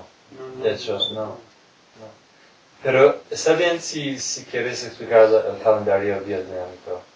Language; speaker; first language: Spanish; non-native, fluent; English